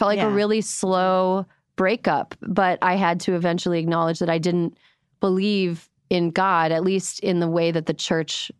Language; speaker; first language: English; native; English